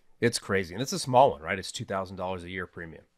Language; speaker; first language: English; native; English